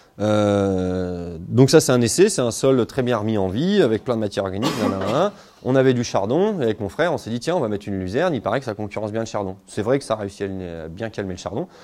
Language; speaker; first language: French; native; French